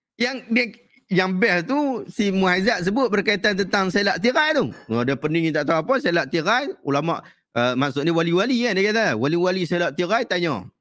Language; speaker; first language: Malay; native; Malay